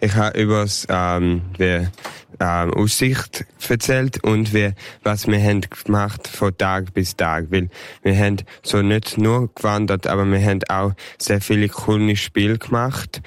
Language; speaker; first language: German; early bilingual, heritage; English